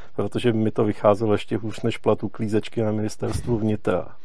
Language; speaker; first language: Czech; native; Czech